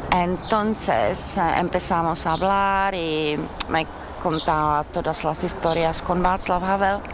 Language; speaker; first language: Spanish; non-native, learner; Czech